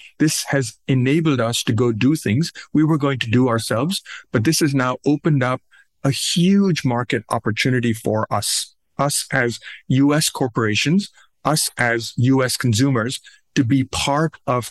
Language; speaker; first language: English; non-native, local second language; Urdu